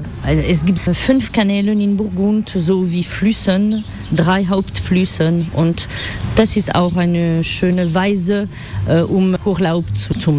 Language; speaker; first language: German; non-native, fluent; French